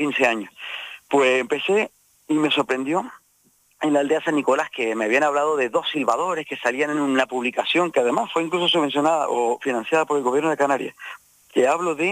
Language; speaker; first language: Spanish; native; Spanish